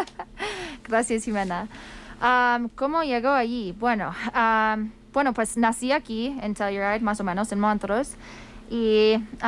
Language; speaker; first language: Spanish; non-native, fluent; English